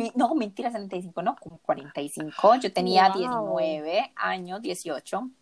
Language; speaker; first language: Spanish; native; Spanish